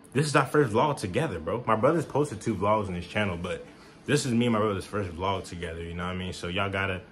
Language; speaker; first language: English; native; English